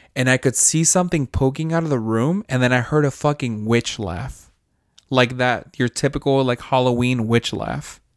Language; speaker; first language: English; early bilingual, other home language; Spanish